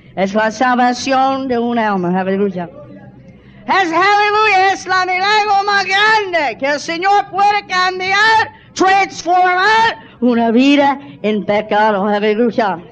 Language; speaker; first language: Spanish; non-native, fluent; English